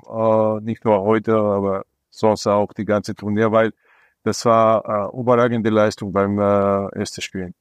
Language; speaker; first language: German; non-native, fluent; Georgian